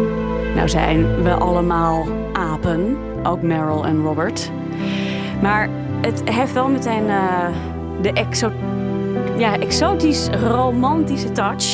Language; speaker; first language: Dutch; native; Dutch